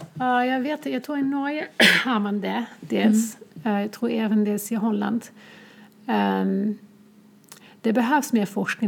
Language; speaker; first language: Swedish; non-native, fluent; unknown